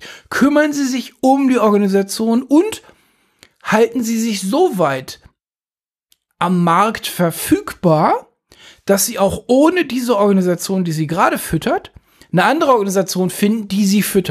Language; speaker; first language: German; native; German